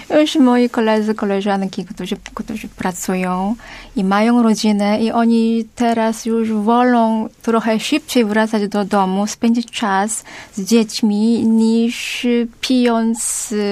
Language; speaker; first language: Polish; non-native, fluent; Korean